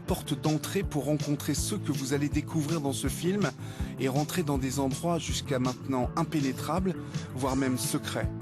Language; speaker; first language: French; native; French